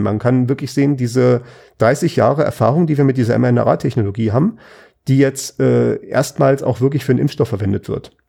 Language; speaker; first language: German; native; German